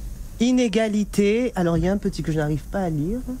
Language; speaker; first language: French; native; French